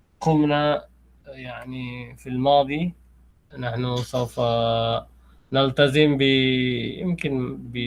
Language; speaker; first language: Arabic; non-native, fluent; Malay